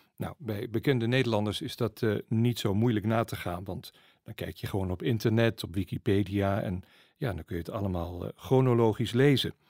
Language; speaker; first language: Dutch; native; Dutch